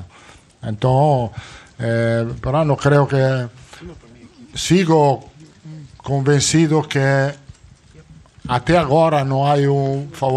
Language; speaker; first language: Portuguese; non-native, fluent; Italian